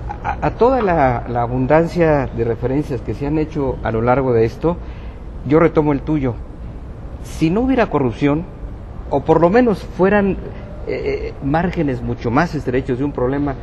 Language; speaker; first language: Spanish; native; Spanish